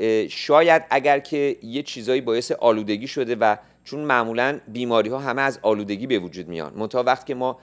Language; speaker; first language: Persian; native; Persian